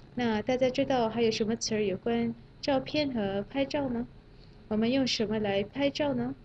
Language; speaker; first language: Chinese; non-native, fluent; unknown